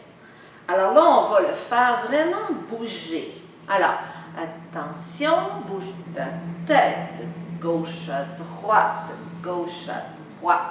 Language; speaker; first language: French; native; French